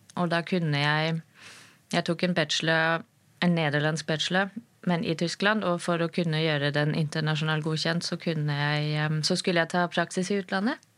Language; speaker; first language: Norwegian; non-native, fluent; German